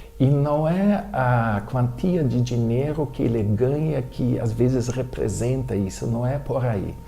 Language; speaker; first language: Portuguese; non-native, fluent; German